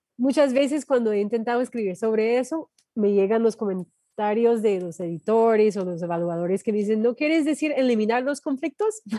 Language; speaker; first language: Spanish; non-native, fluent; English